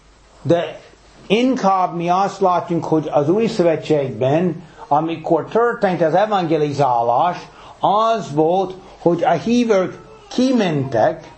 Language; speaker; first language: Hungarian; non-native, fluent; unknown